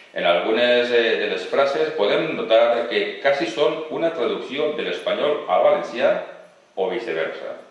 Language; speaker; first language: Catalan; non-native, local second language; Spanish